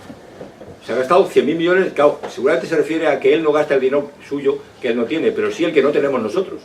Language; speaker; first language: Spanish; native; Spanish